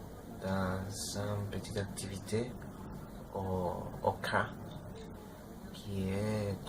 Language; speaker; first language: French; non-native, learner; Spanish